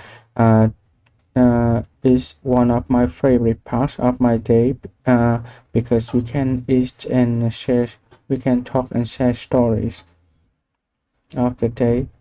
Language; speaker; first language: English; non-native, learner; Vietnamese